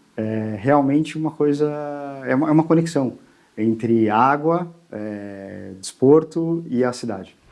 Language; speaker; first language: Portuguese; native; Portuguese